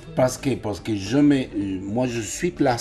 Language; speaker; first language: French; non-native, fluent; Spanish